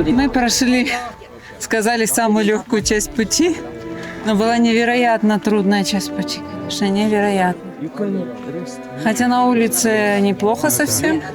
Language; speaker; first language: Russian; native; Russian